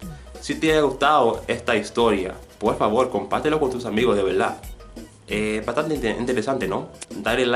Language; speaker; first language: Spanish; non-native, fluent; English